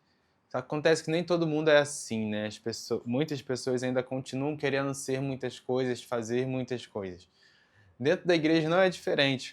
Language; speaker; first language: Portuguese; native; Portuguese